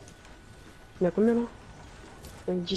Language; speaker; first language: French; native; French